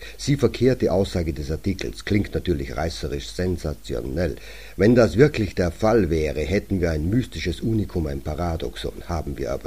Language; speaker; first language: German; native; German